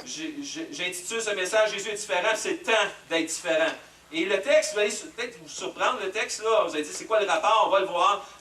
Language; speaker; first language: French; native; French